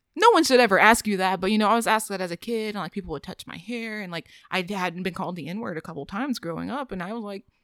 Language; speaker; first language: English; native; English